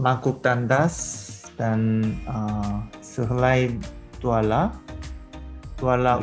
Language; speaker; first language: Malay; non-native, learner; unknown